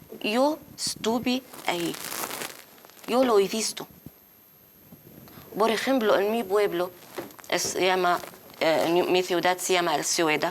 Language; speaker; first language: Spanish; non-native, learner; Arabic